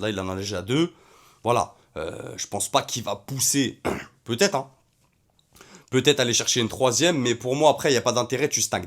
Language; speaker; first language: French; native; French